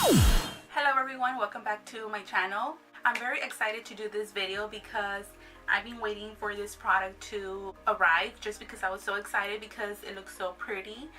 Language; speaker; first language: English; native; English